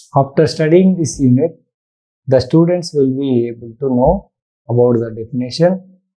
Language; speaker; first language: English; non-native, local second language; Telugu